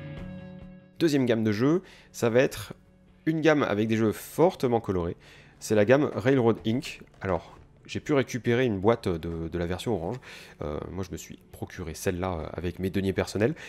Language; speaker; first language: French; native; French